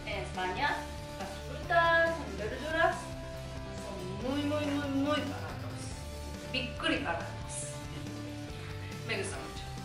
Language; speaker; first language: Spanish; non-native, learner; Japanese